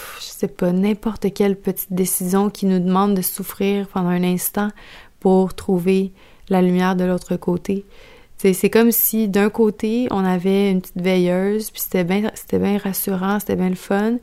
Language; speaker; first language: French; native; French